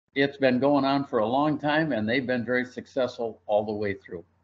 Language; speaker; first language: English; native; English